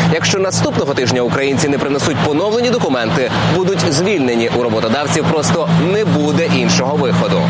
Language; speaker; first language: Ukrainian; native; Ukrainian